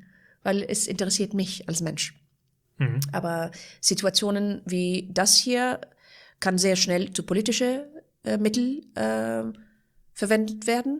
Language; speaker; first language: German; non-native, fluent; Persian